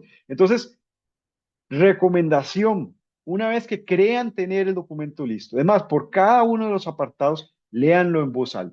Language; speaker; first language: Spanish; native; Spanish